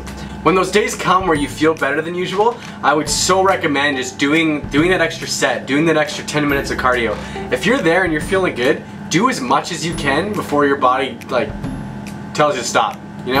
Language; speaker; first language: English; native; English